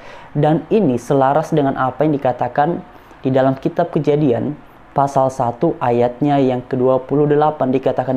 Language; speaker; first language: Indonesian; native; Indonesian